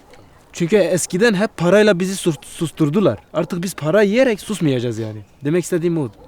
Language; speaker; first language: Turkish; non-native, local second language; Kurdish